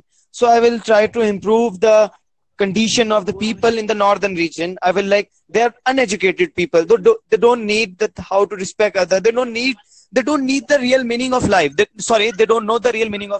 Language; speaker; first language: English; non-native, local second language; Hindi